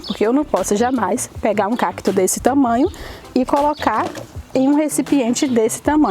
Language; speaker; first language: Portuguese; native; Portuguese